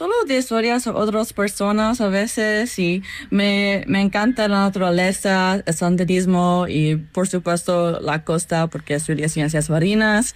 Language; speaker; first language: Spanish; non-native, learner; English